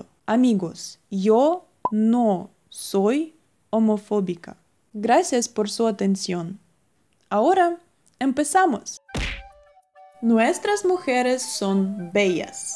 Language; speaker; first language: Spanish; non-native, fluent; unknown